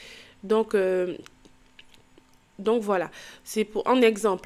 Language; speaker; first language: French; native; French